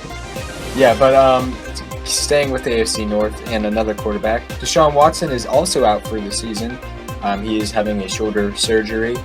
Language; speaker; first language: English; native; English